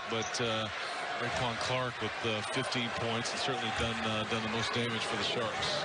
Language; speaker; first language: English; native; English